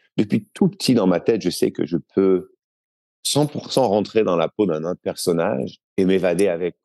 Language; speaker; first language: French; native; French